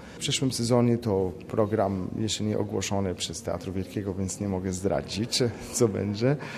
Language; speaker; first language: Polish; non-native, fluent; French